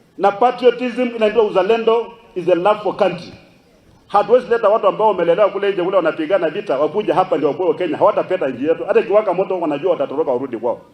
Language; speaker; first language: Swahili; non-native, local second language; Luyia